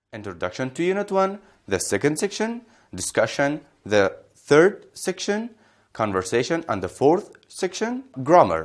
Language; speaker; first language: English; non-native, fluent; Persian